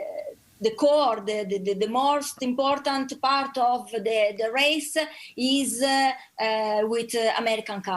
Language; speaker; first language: English; non-native, learner; Italian